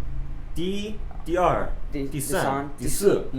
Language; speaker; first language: Chinese; non-native, learner; English